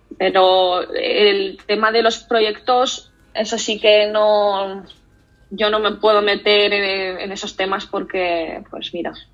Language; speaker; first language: Spanish; early bilingual, other home language; Russian